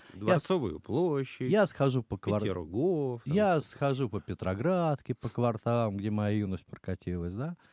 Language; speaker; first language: Russian; native; Russian